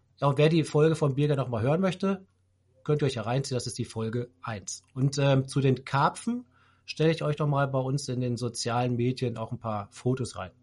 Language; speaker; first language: German; native; German